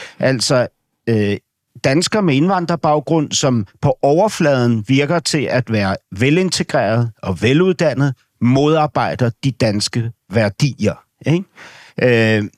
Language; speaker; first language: Danish; native; Danish